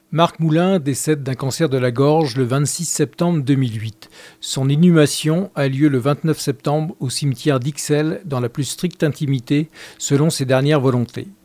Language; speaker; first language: French; native; French